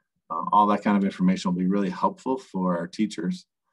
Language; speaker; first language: English; native; English